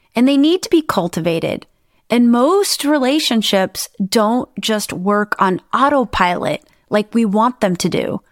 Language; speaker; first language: English; native; English